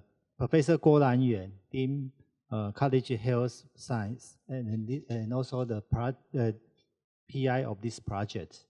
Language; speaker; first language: English; non-native, learner; Chinese